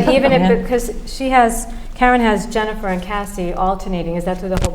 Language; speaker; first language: English; native; English